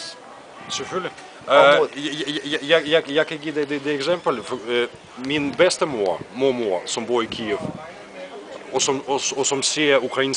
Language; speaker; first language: Danish; non-native, fluent; Russian